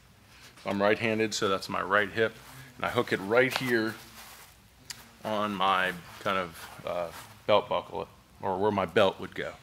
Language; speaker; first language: English; native; English